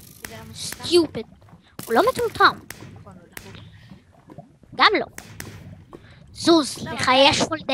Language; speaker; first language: Hebrew; native; Hebrew